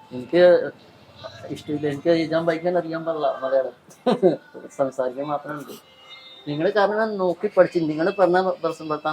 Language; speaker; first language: Malayalam; non-native, local second language; Hindi